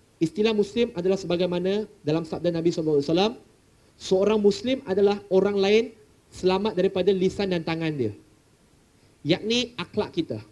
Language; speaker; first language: Malay; non-native, local second language; Chinese